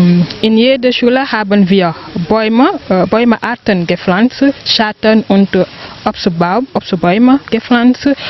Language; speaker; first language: German; non-native, fluent; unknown